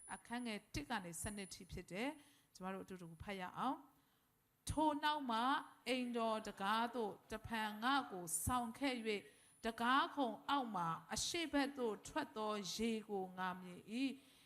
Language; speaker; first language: Burmese; non-native, local second language; Tedim Chin